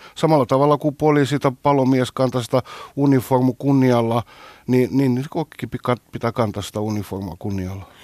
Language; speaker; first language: Finnish; non-native, fluent; Greek